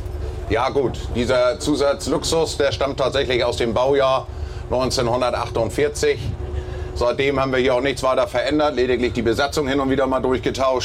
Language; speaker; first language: German; native; German